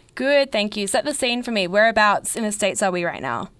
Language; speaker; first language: English; native; English